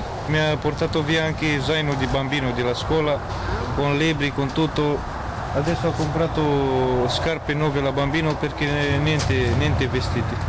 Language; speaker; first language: Italian; non-native, learner; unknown